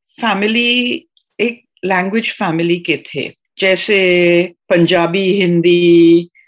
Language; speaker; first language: Hindi; non-native, fluent; English